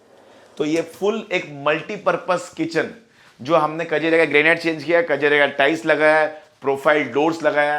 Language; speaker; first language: Hindi; non-native, local second language; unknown